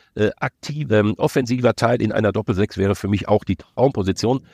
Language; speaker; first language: German; native; German